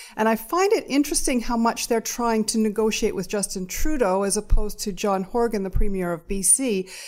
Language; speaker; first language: English; native; English